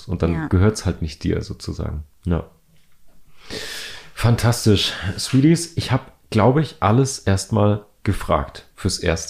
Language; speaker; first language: German; native; German